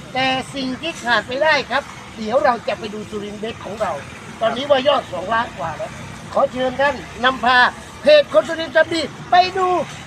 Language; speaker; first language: Thai; native; Thai